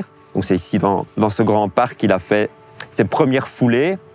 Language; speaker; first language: French; native; French